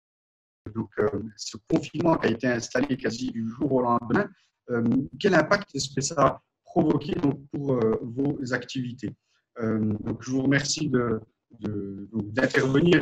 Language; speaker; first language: French; native; French